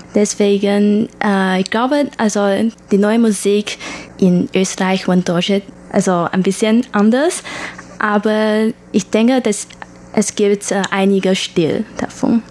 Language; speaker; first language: German; non-native, learner; Chinese